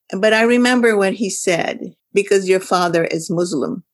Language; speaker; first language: English; non-native, fluent; Arabic